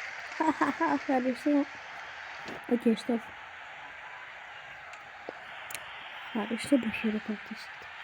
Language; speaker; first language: Greek; native; Greek